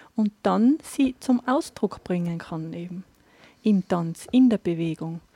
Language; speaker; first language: German; native; German